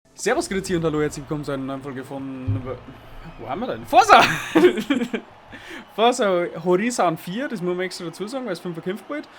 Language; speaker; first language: German; native; German